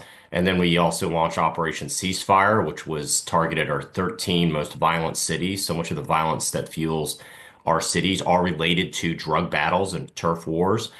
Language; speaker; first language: English; native; English